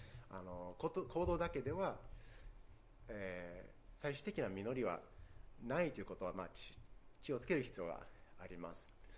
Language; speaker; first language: Japanese; non-native, fluent; English